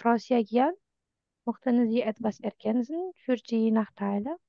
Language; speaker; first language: German; non-native, fluent; Indonesian